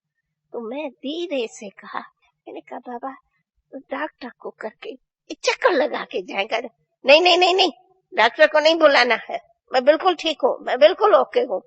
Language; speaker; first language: Hindi; non-native, local second language; Sindhi